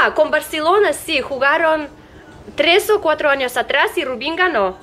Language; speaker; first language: Spanish; non-native, fluent; Russian